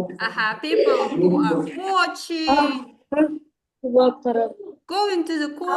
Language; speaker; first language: English; non-native, fluent; Kazakh